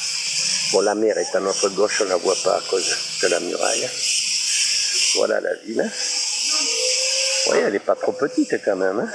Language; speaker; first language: French; native; French